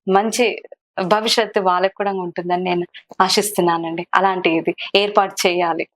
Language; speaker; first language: Telugu; non-native, local second language; Kannada